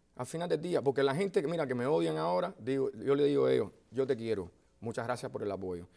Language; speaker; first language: Spanish; early bilingual, heritage; Spanish